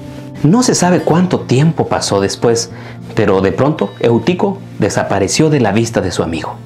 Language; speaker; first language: Spanish; native; Spanish